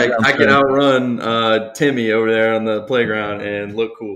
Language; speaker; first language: English; native; English